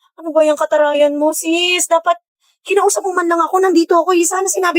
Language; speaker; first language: Filipino; native; Filipino